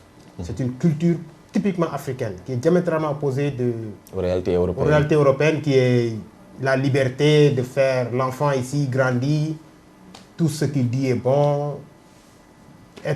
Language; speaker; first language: French; non-native, local second language; Wolof